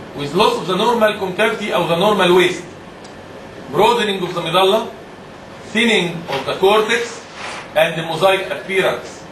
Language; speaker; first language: English; non-native, fluent; Arabic